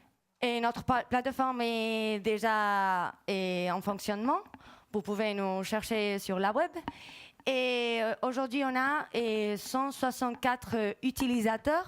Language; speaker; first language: French; non-native, fluent; Spanish